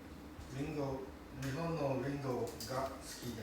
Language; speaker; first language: Japanese; non-native, learner; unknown